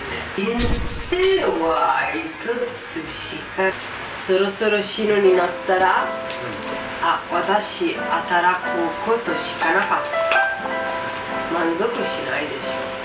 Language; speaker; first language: Japanese; non-native, learner; Italian